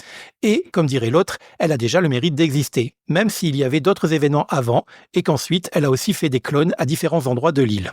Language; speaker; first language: French; native; French